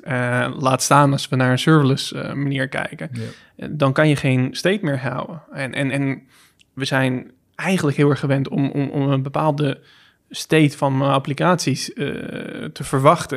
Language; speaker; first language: Dutch; native; Dutch